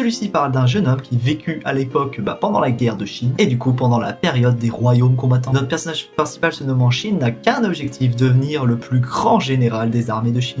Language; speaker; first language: French; native; French